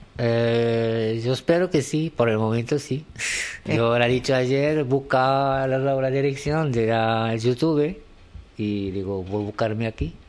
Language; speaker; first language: Spanish; non-native, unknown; Arabic